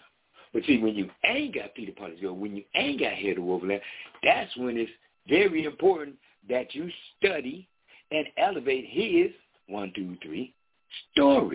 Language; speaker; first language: English; native; English